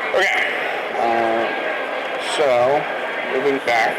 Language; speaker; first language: English; native; English